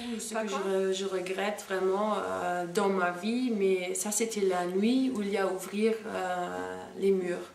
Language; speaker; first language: French; non-native, fluent; German